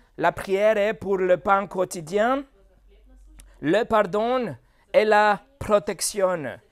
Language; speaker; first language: French; non-native, fluent; Spanish